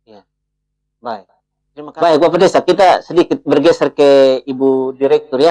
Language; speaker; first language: Indonesian; native; Indonesian